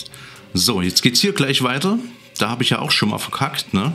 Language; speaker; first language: German; native; German